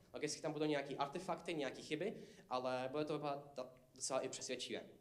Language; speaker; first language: Czech; non-native, fluent; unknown